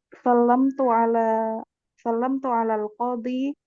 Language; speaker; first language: Arabic; non-native, learner; Indonesian